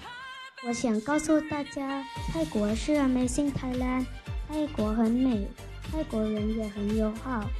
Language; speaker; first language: Chinese; non-native, learner; Thai